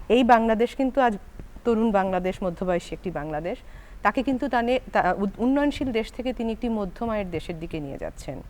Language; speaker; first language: Bangla; native; Bangla